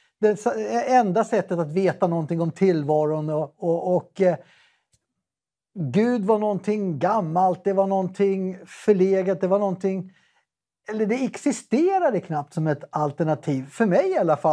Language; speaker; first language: Swedish; native; Swedish